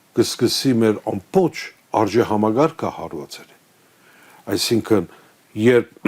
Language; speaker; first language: Armenian; early bilingual, heritage; Armenian